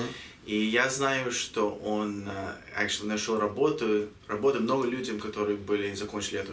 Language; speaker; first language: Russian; early bilingual, heritage; Russian